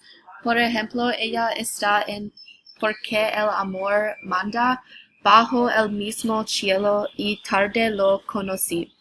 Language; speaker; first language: Spanish; non-native, learner; English